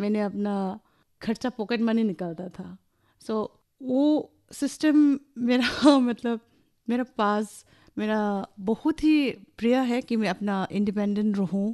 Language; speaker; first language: Hindi; non-native, local second language; Bangla